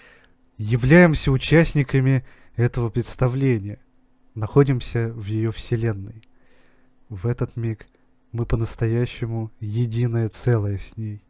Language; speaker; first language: Russian; native; Russian